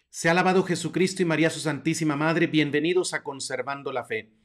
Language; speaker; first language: Spanish; native; Spanish